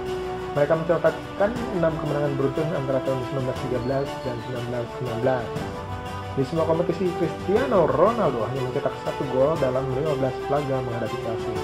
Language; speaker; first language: Indonesian; native; Indonesian